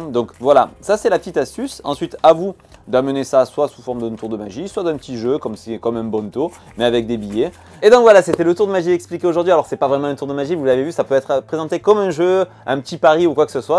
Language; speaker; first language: French; native; French